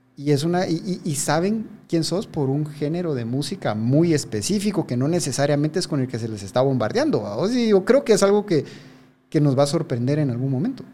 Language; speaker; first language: Spanish; native; Spanish